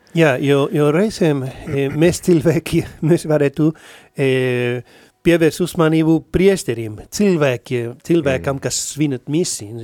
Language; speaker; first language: Latvian; non-native, fluent; Spanish